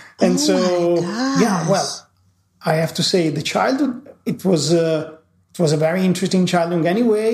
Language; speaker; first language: English; non-native, fluent; Italian